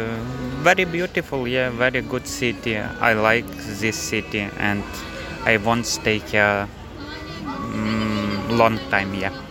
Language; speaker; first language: English; non-native, learner; Ukrainian